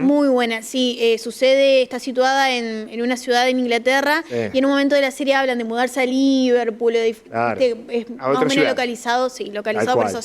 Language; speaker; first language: Spanish; native; Spanish